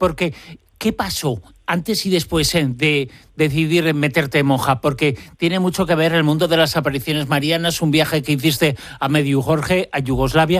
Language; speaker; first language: Spanish; native; Spanish